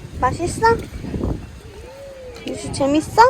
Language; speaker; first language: Korean; native; Korean